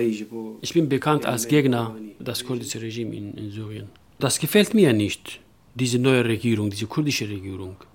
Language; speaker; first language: German; non-native, local second language; Kurdish